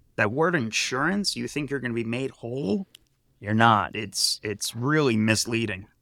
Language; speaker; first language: English; native; English